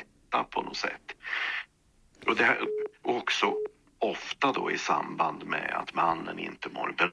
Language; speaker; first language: Swedish; native; Swedish